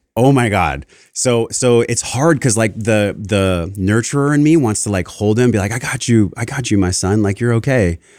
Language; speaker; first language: English; early bilingual, other home language; Italian